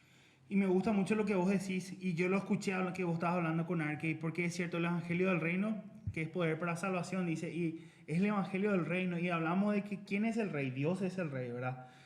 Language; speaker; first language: Spanish; native; Spanish